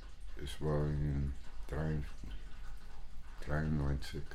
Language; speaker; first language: German; non-native, fluent; English